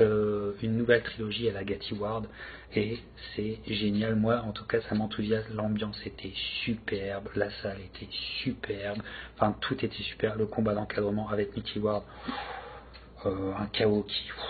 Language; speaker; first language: French; native; French